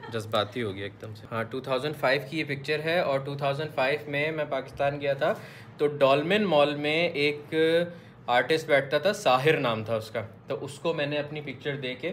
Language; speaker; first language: Hindi; native; Hindi